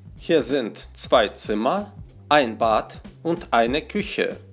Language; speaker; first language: German; non-native, fluent; Russian